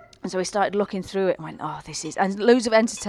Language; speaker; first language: English; native; English